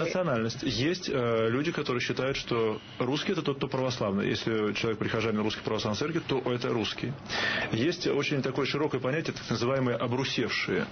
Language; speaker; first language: Russian; native; Russian